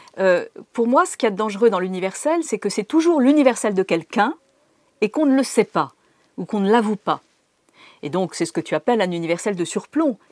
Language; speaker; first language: French; native; French